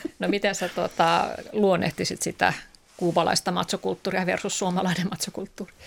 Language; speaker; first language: Finnish; native; Finnish